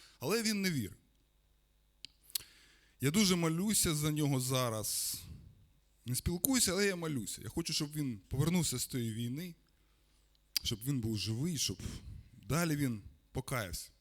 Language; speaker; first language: Ukrainian; non-native, local second language; Russian